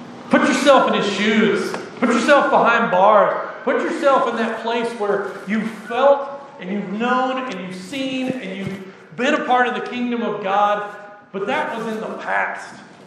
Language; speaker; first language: English; native; English